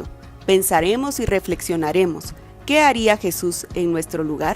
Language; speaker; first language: Spanish; native; Spanish